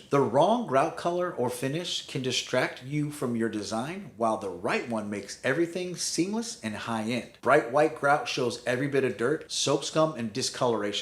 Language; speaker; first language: English; native; English